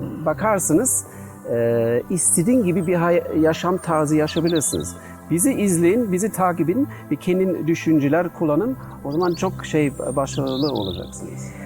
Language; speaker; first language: Turkish; non-native, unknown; German